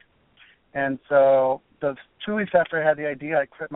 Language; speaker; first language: English; native; English